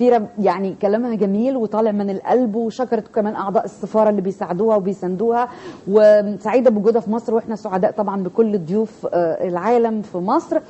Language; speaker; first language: Arabic; native; Arabic